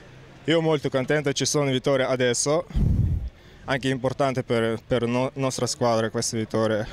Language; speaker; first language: Italian; non-native, learner; Uzbek